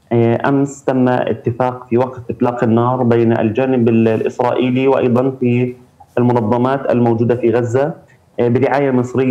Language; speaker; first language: Arabic; native; Arabic